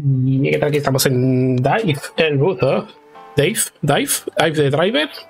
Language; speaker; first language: Spanish; native; Spanish